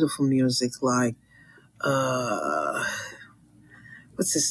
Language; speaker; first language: English; non-native, local second language; Yoruba